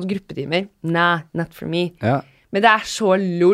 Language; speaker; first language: Norwegian; native; Norwegian